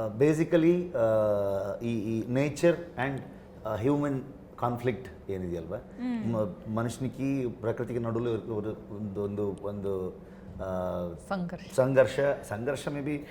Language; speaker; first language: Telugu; non-native, learner; Kannada